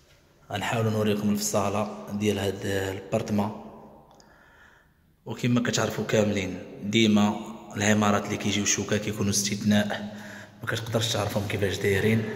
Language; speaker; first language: Arabic; native; Arabic